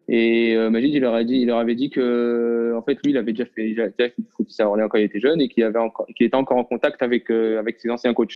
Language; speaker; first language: French; non-native, local second language; Arabic